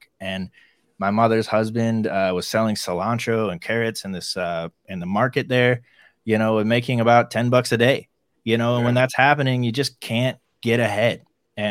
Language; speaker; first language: English; native; English